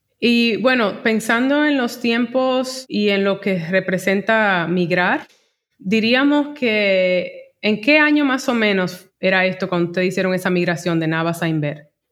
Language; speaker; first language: Spanish; native; Spanish